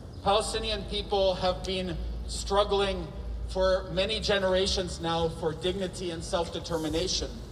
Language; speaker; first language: English; native; English